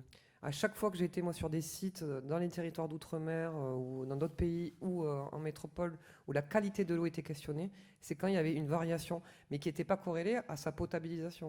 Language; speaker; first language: French; native; French